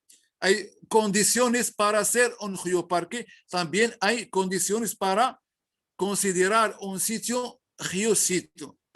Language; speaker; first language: Spanish; non-native, learner; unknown